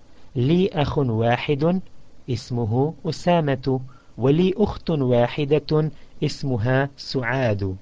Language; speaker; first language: Arabic; non-native, fluent; English